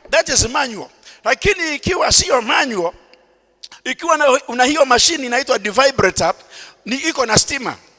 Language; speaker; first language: Swahili; non-native, local second language; Kikuyu